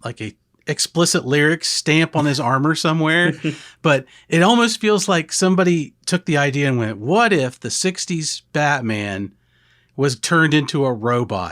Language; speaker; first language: English; native; English